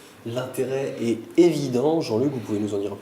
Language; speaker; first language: French; native; French